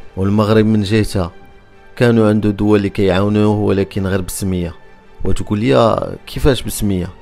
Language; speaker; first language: Arabic; native; Arabic